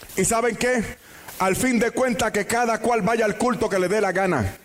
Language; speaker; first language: Spanish; native; Spanish